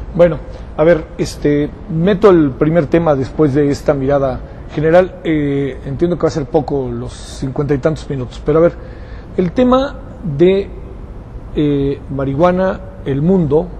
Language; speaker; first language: Spanish; native; Spanish